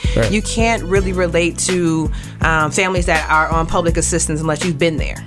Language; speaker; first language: English; native; English